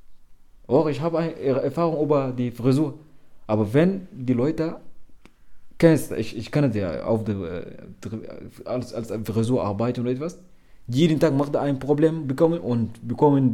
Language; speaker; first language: German; non-native, learner; Arabic